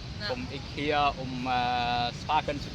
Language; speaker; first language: German; non-native, learner; Vietnamese